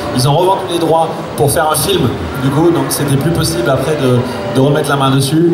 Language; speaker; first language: French; native; French